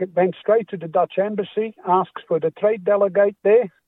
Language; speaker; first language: English; non-native, fluent; Dutch